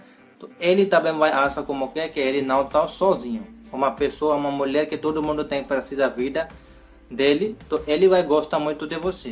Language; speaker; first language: Portuguese; non-native, learner; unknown